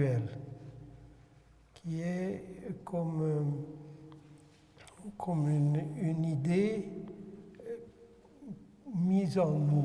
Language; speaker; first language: French; non-native, fluent; Hungarian